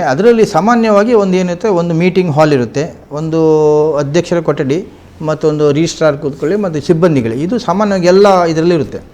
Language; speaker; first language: Kannada; non-native, local second language; Konkani